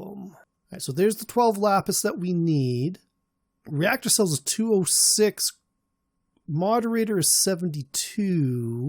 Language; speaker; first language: English; native; English